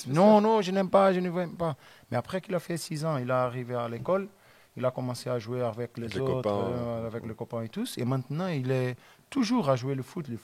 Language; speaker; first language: French; non-native, learner; Portuguese